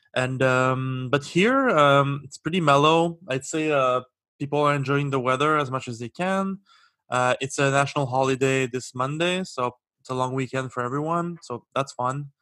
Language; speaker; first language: English; non-native, local second language; French